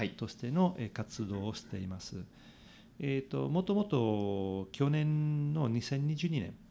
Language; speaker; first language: Japanese; non-native, fluent; Italian